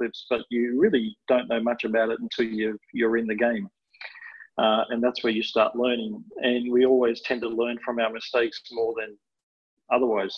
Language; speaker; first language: English; native; English